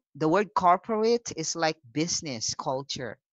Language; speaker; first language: English; non-native, local second language; Filipino